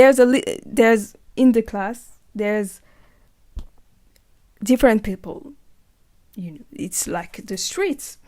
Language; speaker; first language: English; non-native, learner; French